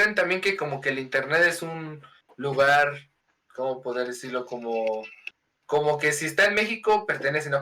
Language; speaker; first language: Spanish; native; Spanish